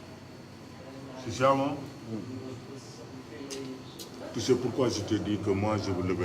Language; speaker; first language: French; non-native, local second language; Wolof